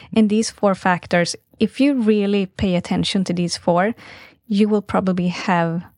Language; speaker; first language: English; non-native, fluent; Swedish